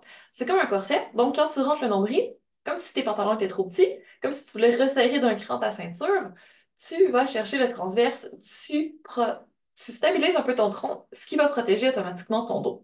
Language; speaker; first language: French; native; French